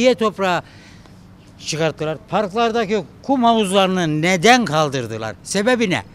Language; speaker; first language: Turkish; native; Turkish